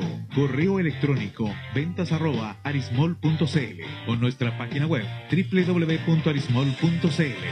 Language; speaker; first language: Spanish; native; Spanish